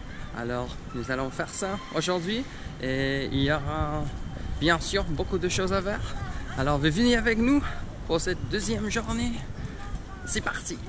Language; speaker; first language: French; non-native, fluent; English